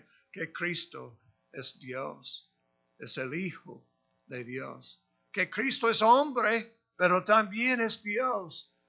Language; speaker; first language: Spanish; non-native, fluent; English